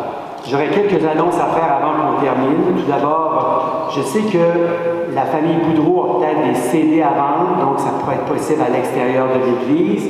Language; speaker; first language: French; native; French